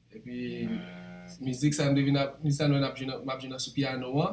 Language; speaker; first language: French; non-native, local second language; Haitian Creole